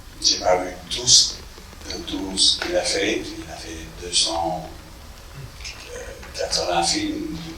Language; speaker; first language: French; non-native, fluent; English